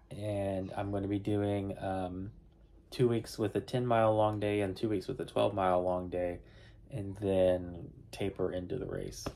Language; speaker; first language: English; native; English